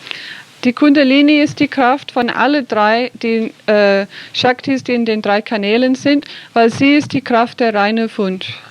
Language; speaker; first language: German; non-native, fluent; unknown